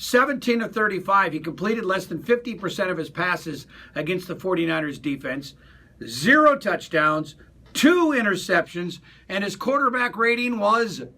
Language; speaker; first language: English; native; English